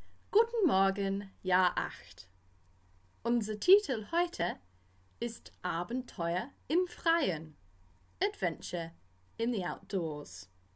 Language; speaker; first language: German; non-native, fluent; English